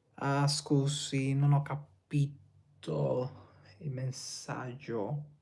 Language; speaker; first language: Italian; non-native, learner; English